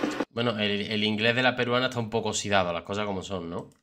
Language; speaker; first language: Spanish; native; Spanish